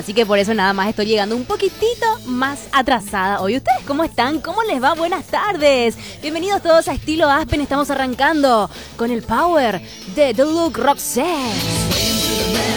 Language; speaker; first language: Spanish; native; Spanish